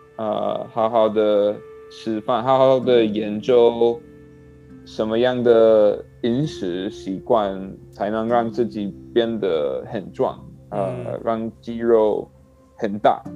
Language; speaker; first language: Chinese; non-native, learner; English